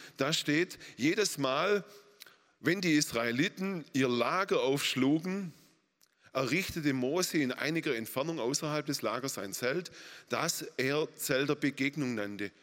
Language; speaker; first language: German; native; German